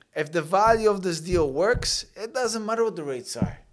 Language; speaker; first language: English; early bilingual, other home language; Italian